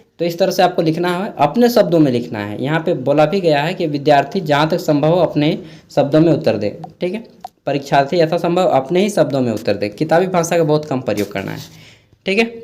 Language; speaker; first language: Hindi; non-native, local second language; Magahi